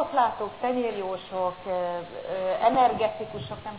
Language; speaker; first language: Hungarian; native; Hungarian